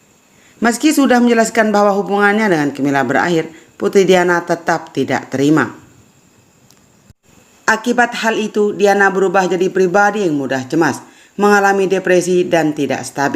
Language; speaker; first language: Indonesian; native; Indonesian